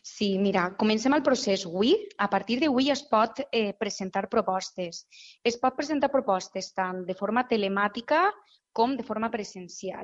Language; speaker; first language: Catalan; native; Catalan